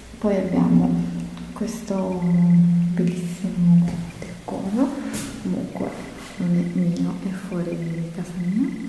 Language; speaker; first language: Italian; non-native, fluent; Spanish